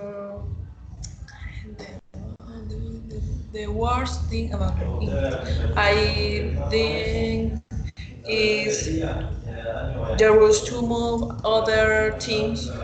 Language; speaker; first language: English; non-native, learner; Spanish